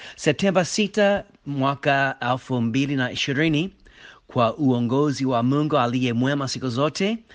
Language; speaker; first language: Swahili; non-native, fluent; English